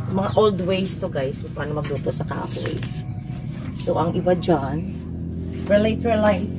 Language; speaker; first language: Filipino; non-native, local second language; Hiligaynon